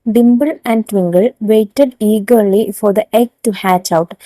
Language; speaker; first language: English; non-native, local second language; Malayalam